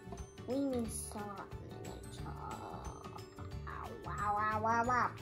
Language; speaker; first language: English; early bilingual, other home language; Indonesian